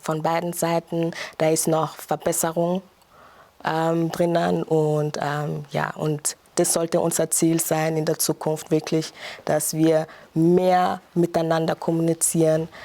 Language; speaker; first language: German; non-native, fluent; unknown